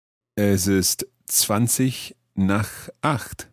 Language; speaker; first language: German; non-native, learner; English